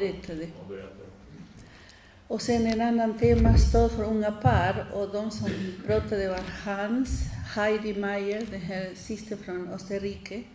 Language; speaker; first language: Swedish; non-native, fluent; Spanish